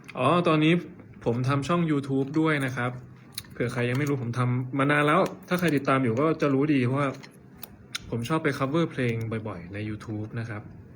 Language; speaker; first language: Thai; native; Thai